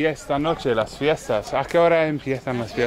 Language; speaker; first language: Spanish; non-native, learner; English